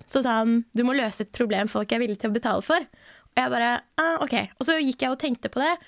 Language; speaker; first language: Norwegian; early bilingual, other home language; Persian